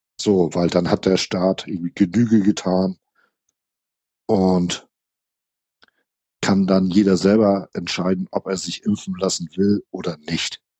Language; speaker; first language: German; native; German